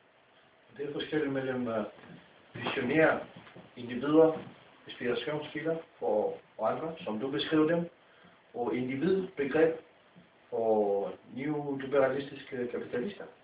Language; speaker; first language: Danish; non-native, fluent; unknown